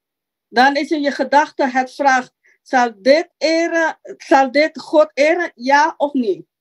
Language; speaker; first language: Dutch; non-native, local second language; Papiamento